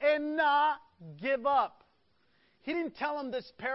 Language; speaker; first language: English; early bilingual, other home language; Spanish